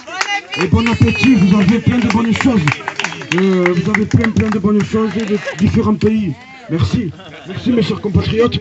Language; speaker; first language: French; native; French